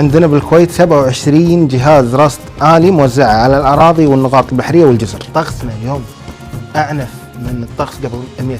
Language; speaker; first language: Arabic; native; Arabic